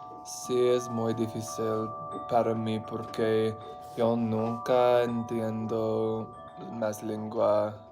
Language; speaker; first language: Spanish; non-native, learner; English